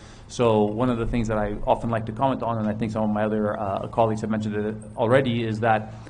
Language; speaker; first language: English; native; English